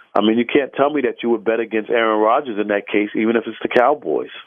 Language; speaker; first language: English; native; English